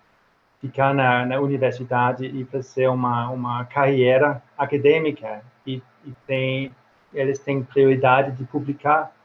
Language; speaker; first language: Portuguese; non-native, fluent; Swedish